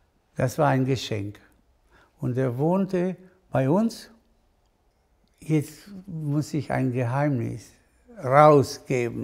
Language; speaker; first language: German; non-native, fluent; Spanish